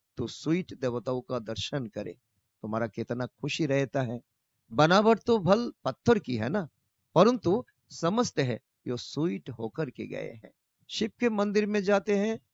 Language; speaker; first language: Hindi; non-native, local second language; Bangla